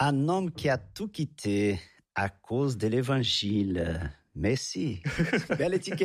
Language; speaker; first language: French; non-native, fluent; Portuguese